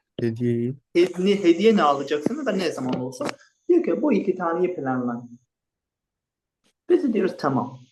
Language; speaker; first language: Turkish; non-native, fluent; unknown